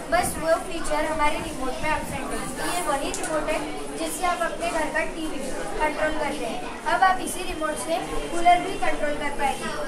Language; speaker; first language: Hindi; non-native, local second language; Marathi